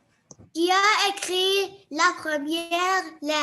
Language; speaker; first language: French; non-native, learner; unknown